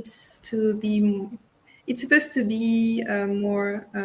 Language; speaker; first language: English; non-native, fluent; French